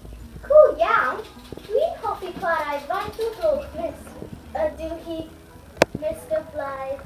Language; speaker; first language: Welsh; non-native, learner; English